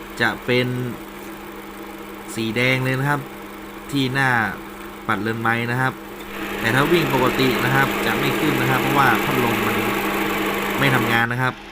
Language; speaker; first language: Thai; native; Thai